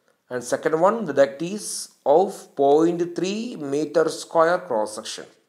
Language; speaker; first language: English; non-native, local second language; Malayalam